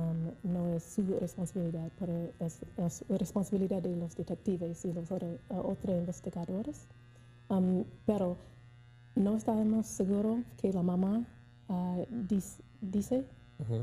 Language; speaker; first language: Spanish; non-native, learner; English